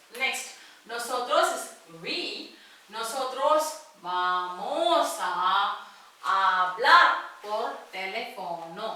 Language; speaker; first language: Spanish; non-native, fluent; Tamil